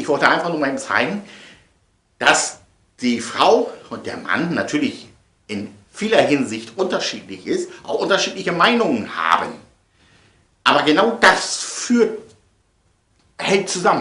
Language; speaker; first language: German; native; German